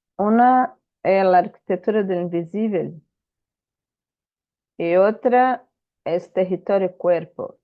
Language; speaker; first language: Spanish; non-native, fluent; Portuguese